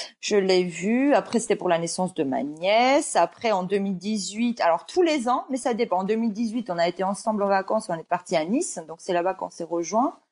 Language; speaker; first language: French; early bilingual, other home language; Georgian